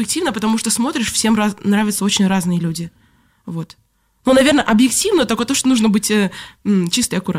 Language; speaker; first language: Russian; native; Russian